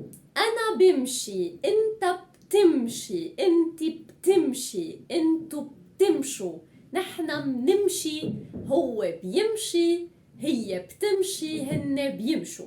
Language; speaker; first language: Arabic; native; Arabic